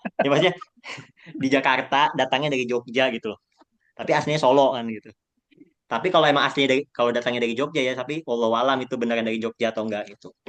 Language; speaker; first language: Indonesian; native; Indonesian